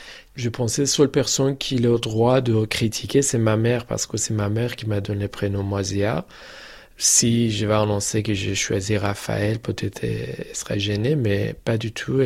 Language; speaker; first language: French; non-native, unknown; Persian